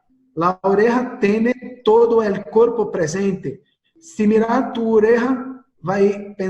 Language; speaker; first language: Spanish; non-native, learner; Portuguese